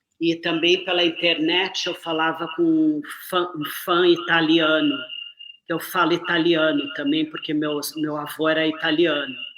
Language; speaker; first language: Portuguese; native; Portuguese